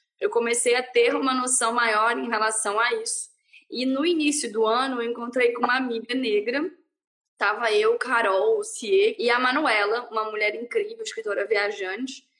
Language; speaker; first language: Portuguese; native; Portuguese